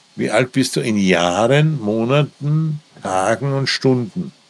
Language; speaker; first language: German; native; German